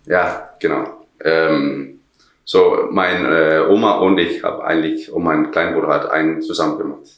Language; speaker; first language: German; non-native, learner; Danish